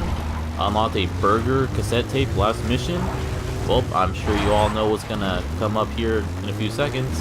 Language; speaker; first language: English; native; English